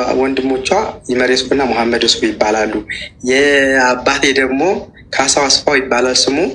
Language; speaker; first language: Amharic; native; Amharic